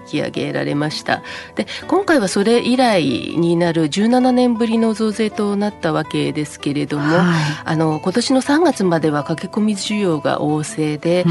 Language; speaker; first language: Japanese; native; Japanese